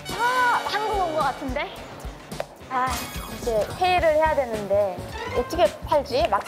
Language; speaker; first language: Korean; native; Korean